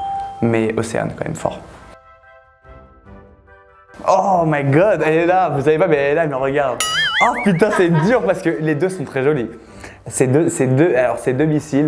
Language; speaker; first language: French; native; French